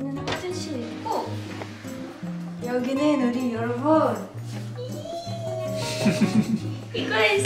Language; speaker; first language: Korean; non-native, learner; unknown